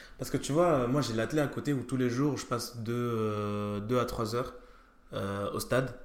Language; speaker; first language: French; early bilingual, other home language; Ewe